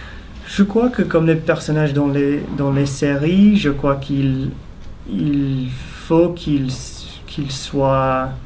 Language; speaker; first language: French; non-native, fluent; English